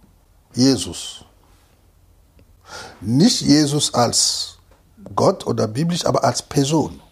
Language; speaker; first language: German; non-native, fluent; Lingala